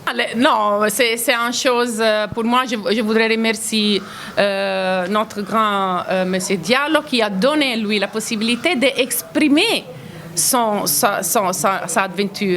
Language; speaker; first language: French; non-native, fluent; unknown